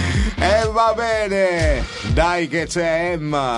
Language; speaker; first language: Italian; native; Italian